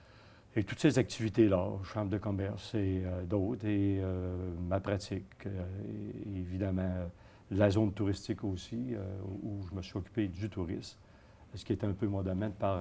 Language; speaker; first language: French; native; French